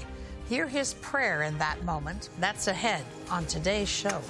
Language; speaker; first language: English; native; English